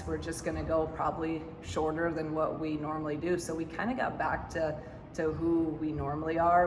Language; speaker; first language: English; native; English